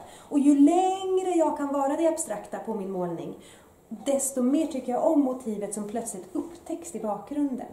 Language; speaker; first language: Swedish; early bilingual, other home language; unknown